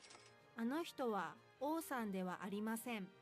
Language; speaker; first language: Japanese; non-native, learner; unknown